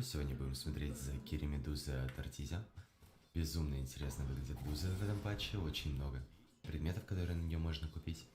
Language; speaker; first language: Russian; native; Russian